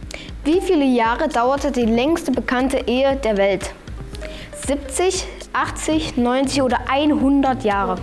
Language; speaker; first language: German; native; German